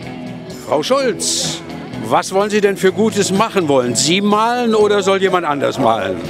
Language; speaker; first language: German; native; German